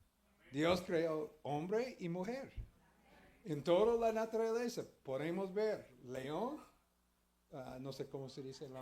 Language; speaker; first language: Spanish; early bilingual, heritage; Spanish